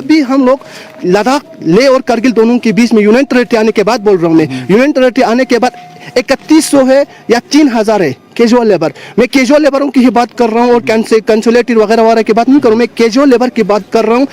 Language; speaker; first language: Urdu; non-native, local second language; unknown